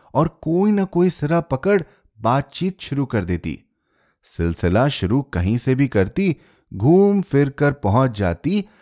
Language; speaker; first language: Hindi; native; Hindi